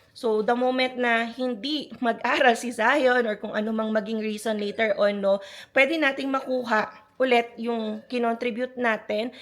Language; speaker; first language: Filipino; native; Filipino